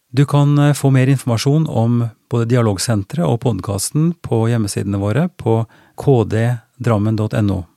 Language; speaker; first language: Norwegian; native; Norwegian